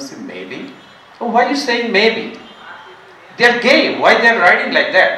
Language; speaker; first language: English; non-native, local second language; Bangla